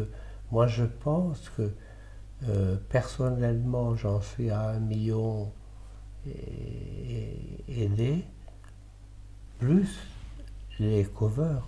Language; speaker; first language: French; early bilingual, other home language; Italian